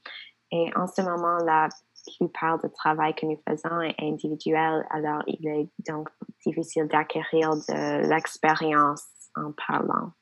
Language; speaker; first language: French; non-native, local second language; English